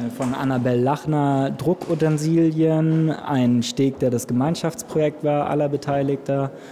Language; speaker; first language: German; native; German